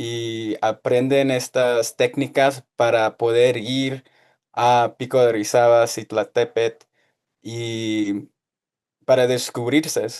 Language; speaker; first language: Spanish; early bilingual, heritage; Spanish